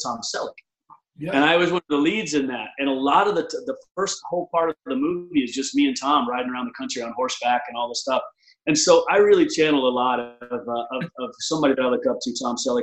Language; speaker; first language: English; native; English